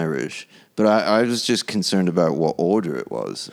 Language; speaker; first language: English; native; English